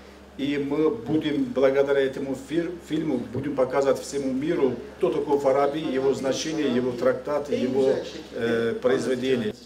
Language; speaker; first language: Russian; non-native, fluent; Turkish